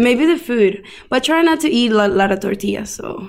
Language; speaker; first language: English; non-native, fluent; Spanish